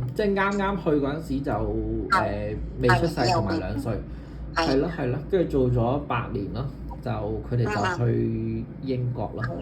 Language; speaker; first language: Cantonese; native; Cantonese